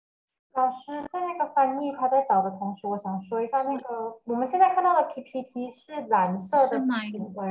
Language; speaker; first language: Chinese; native; Chinese